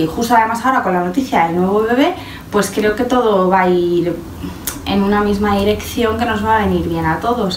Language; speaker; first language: Spanish; native; Spanish